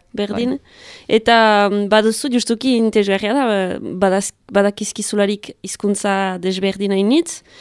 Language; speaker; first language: Basque; native; Basque